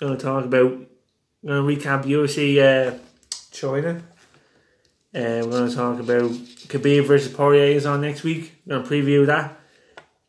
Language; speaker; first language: English; native; English